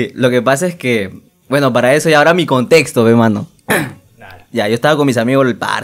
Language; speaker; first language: Spanish; native; Spanish